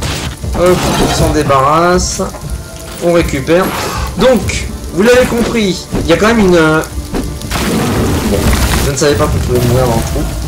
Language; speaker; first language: French; native; French